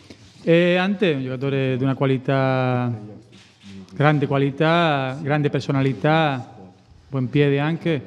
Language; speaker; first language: Italian; non-native, fluent; Spanish